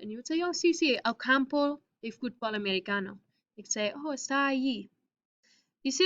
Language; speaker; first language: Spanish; non-native, fluent; English